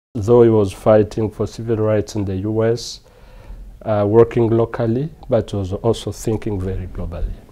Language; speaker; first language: English; non-native, fluent; Swahili